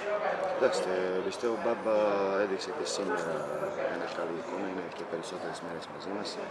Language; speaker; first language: Greek; non-native, fluent; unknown